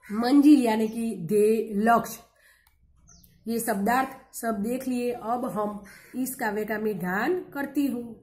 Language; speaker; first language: Hindi; non-native, local second language; Gujarati